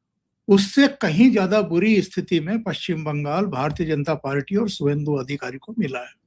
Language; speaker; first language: Hindi; native; Hindi